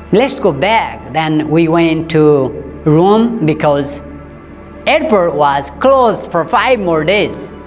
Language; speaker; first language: English; non-native, local second language; Nepali